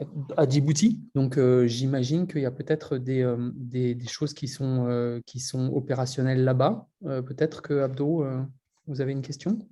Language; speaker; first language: French; native; French